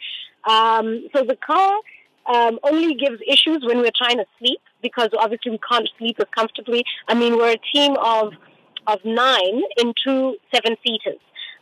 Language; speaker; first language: English; non-native, local second language; Tswana